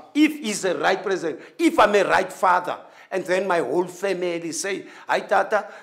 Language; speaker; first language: English; non-native, local second language; Xhosa